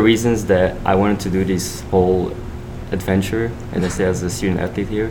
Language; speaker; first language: English; non-native, fluent; Dutch